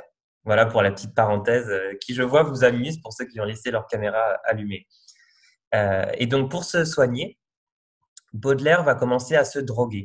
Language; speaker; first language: French; native; French